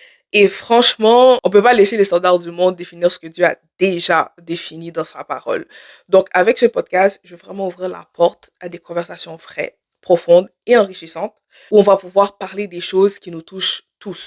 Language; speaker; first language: French; native; French